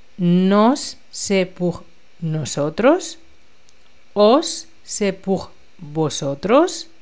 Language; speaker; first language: French; non-native, fluent; Spanish